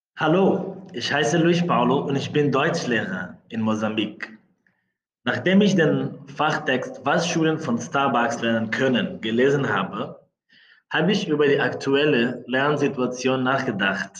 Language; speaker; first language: German; non-native, fluent; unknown